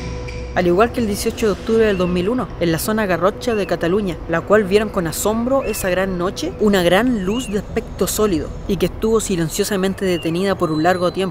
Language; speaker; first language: Spanish; native; Spanish